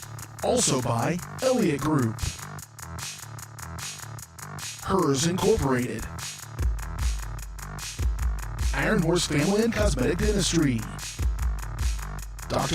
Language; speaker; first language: English; native; English